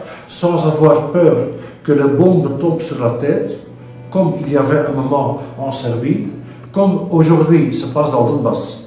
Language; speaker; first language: French; non-native, local second language; Dutch